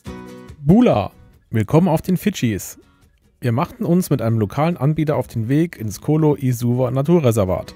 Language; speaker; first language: German; native; German